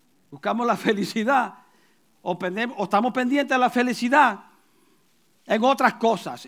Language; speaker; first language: Spanish; early bilingual, heritage; Spanish